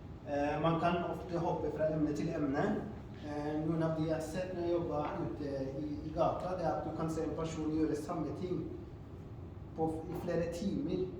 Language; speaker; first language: Norwegian; non-native, fluent; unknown